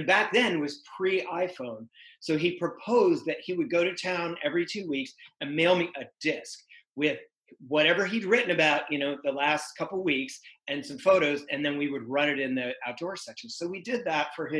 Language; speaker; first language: English; native; English